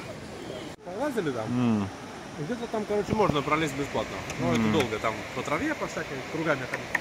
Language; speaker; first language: Russian; native; Russian